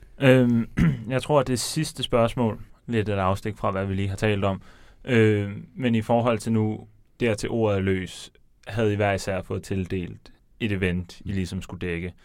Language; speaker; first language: Danish; native; Danish